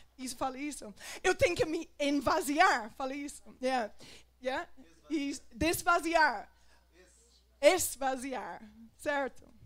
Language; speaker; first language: Portuguese; non-native, fluent; English